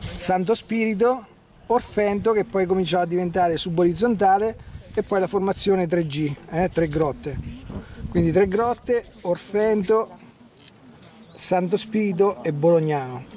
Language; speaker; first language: Italian; native; Italian